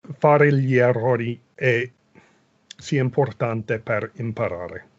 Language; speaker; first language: Italian; non-native, fluent; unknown